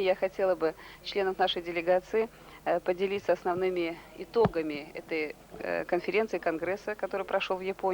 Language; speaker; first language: Russian; native; Russian